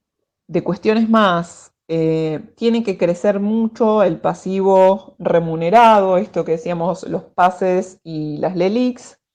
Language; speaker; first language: Spanish; native; Spanish